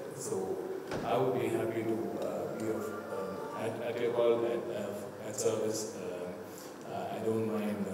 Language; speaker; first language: English; non-native, local second language; Tamil